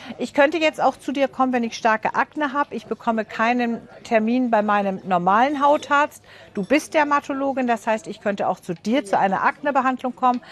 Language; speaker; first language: German; native; German